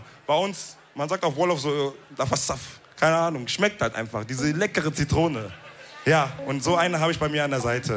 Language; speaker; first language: German; early bilingual, other home language; Wolof